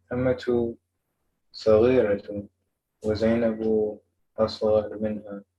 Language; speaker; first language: Arabic; non-native, learner; English